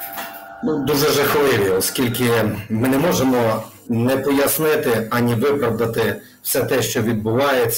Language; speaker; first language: Ukrainian; native; Ukrainian